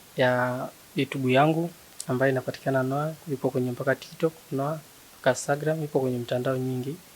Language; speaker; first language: Swahili; non-native, local second language; Masai